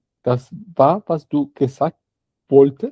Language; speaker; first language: German; non-native, learner; Spanish